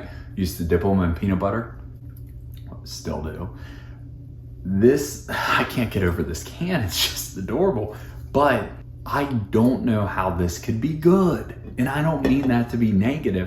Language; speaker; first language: English; native; English